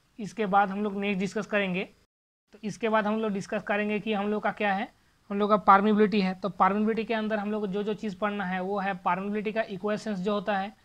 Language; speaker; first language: Hindi; non-native, local second language; Bangla